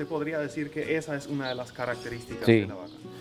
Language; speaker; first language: Spanish; native; Spanish